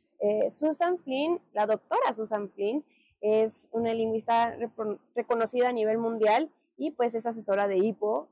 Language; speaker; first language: Spanish; native; Spanish